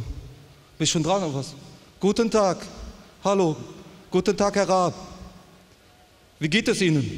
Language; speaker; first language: German; native; German